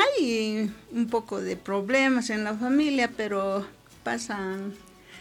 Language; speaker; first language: Spanish; native; Spanish